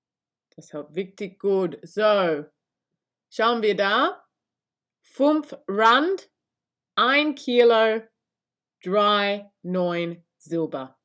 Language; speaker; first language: German; non-native, learner; English